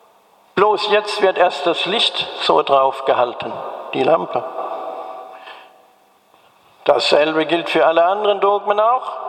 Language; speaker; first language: German; native; German